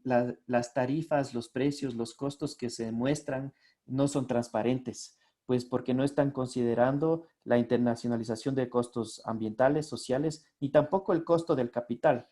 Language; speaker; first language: Spanish; native; Spanish